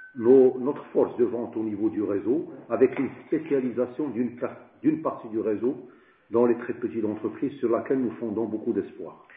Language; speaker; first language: French; non-native, local second language; Arabic